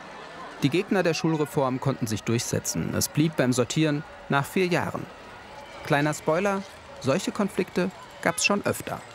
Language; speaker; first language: German; native; German